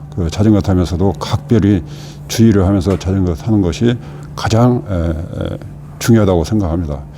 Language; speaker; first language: Korean; native; Korean